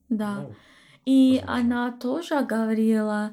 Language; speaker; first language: Russian; non-native, learner; English